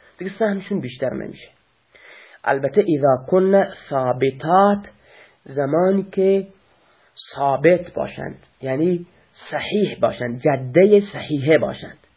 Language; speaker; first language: Persian; non-native, local second language; Baluchi